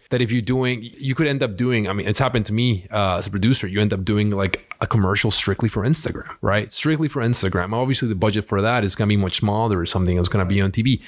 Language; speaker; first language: English; early bilingual, other home language; Spanish